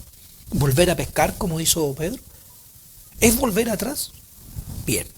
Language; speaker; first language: Spanish; native; Spanish